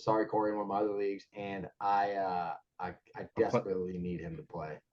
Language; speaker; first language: English; native; English